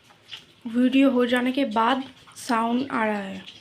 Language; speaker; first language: Hindi; non-native, local second language; Bangla